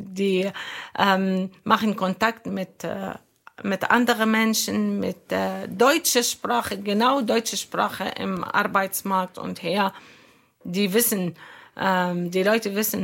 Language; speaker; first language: German; non-native, learner; Arabic